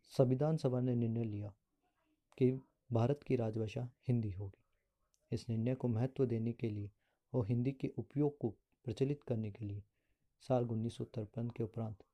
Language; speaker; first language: Hindi; native; Hindi